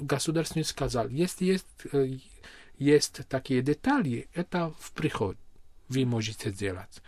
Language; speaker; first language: Russian; non-native, learner; Armenian